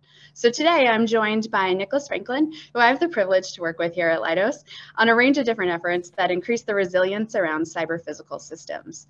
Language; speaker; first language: English; native; English